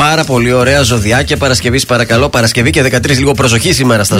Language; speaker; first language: Greek; native; Greek